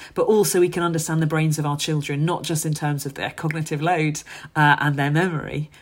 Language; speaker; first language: English; native; English